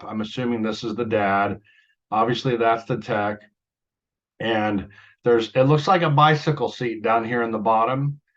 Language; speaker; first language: English; native; English